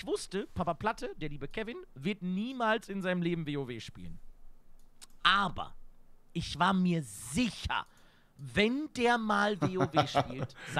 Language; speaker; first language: German; native; German